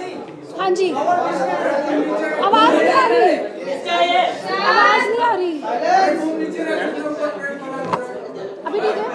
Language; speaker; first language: Hindi; native; Hindi